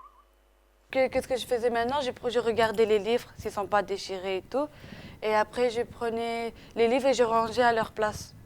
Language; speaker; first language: French; non-native, fluent; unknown